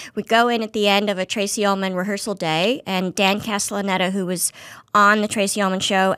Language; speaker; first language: English; native; English